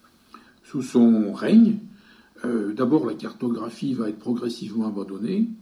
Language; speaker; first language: French; native; French